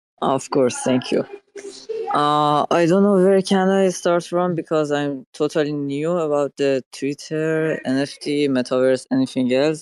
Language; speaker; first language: English; non-native, learner; Persian